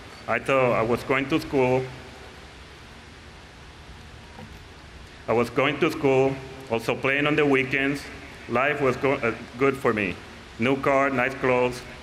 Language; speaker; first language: English; non-native, local second language; Spanish